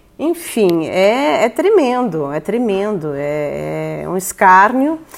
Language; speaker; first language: Portuguese; early bilingual, heritage; Portuguese